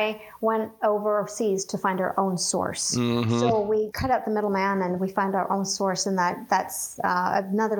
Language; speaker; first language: English; native; English